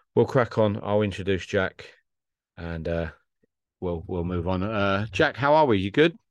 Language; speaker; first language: English; native; English